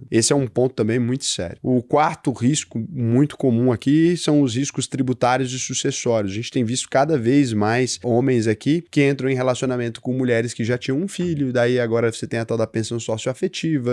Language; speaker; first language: Portuguese; native; Portuguese